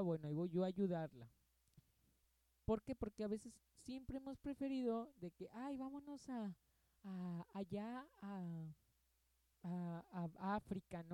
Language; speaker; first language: Spanish; native; Spanish